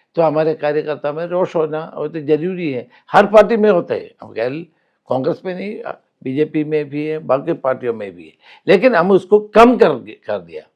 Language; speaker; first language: Hindi; non-native, local second language; Malayalam